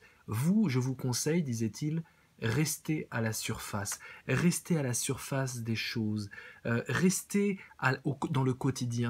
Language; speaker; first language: French; native; French